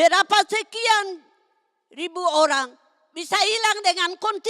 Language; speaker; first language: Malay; non-native, local second language; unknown